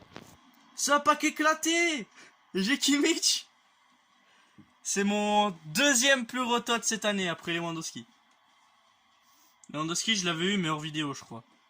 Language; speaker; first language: French; native; French